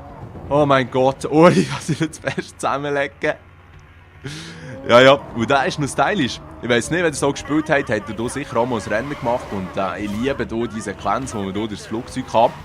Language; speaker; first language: German; native; German